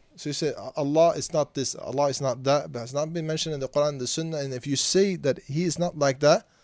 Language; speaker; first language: English; non-native, fluent; Swedish